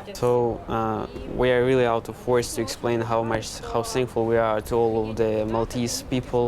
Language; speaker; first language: English; non-native, fluent; Ukrainian